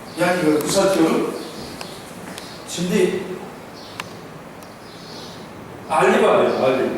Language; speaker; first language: Turkish; non-native, fluent; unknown